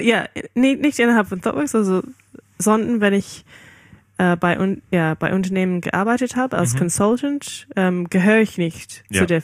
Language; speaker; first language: German; non-native, fluent; English